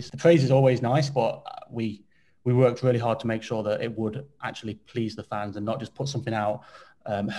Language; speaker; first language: English; native; English